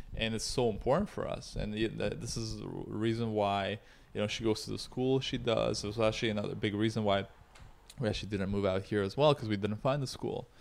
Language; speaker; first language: English; native; English